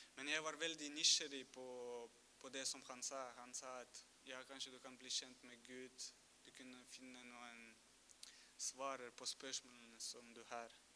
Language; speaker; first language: Norwegian; non-native, fluent; Russian